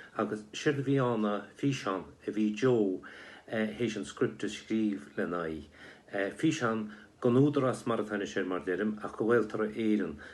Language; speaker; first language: Irish; native; Irish